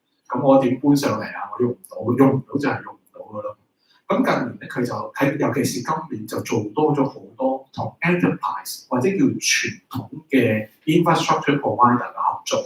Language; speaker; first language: Chinese; native; Chinese